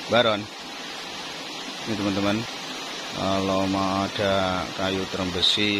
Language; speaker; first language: Indonesian; non-native, local second language; Javanese